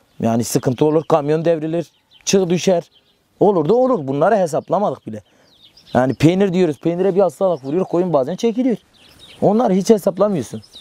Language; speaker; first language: Turkish; non-native, local second language; Kurdish